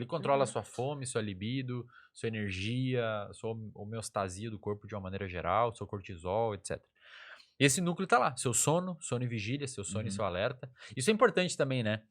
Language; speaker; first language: Portuguese; native; Portuguese